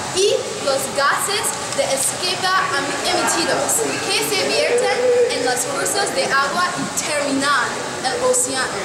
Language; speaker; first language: Spanish; non-native, learner; English